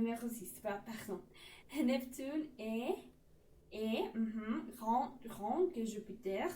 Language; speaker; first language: French; non-native, learner; Spanish